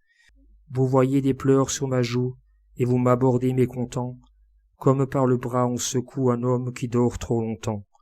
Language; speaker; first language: French; native; French